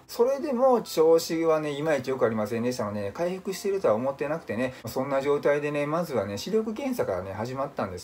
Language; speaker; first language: Japanese; native; Japanese